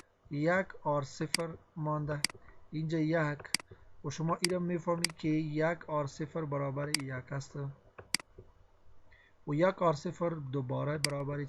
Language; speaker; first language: Persian; non-native, local second language; Pashto